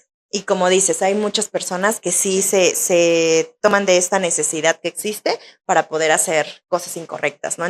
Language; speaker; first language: Spanish; native; Spanish